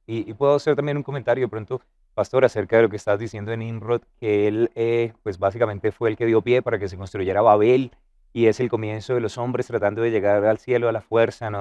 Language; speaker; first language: Spanish; native; Spanish